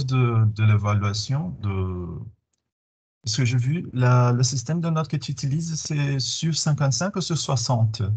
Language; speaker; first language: French; non-native, fluent; Portuguese